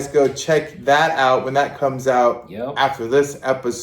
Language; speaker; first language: English; native; English